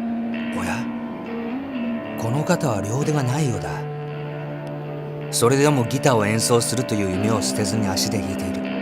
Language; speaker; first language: Japanese; native; Japanese